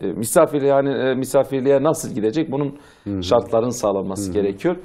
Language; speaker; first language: Turkish; non-native, local second language; Zaza